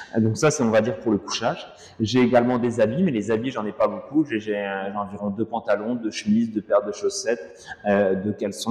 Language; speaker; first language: French; native; French